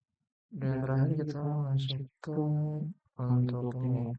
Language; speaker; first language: Indonesian; native; Indonesian